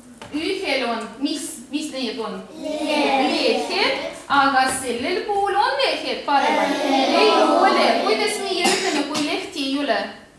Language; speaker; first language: Estonian; non-native, local second language; Russian